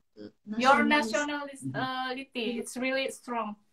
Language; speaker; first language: English; non-native, learner; Indonesian